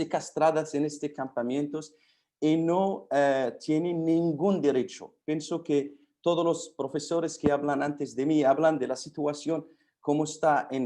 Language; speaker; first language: Spanish; non-native, fluent; Arabic